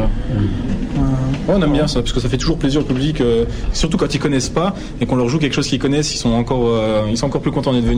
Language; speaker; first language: French; native; French